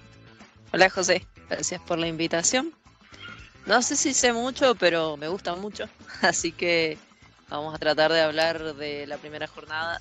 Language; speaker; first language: Spanish; native; Spanish